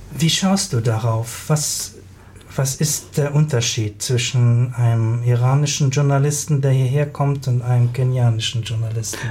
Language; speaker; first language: German; native; German